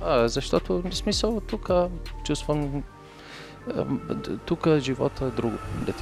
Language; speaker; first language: Bulgarian; non-native, learner; Arabic